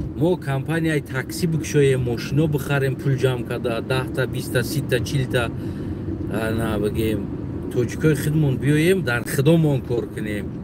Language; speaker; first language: Tajik; non-native, local second language; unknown